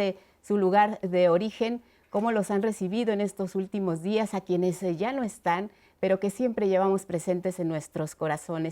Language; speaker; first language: Spanish; native; Spanish